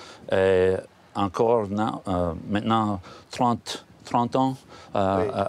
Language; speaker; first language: French; non-native, learner; English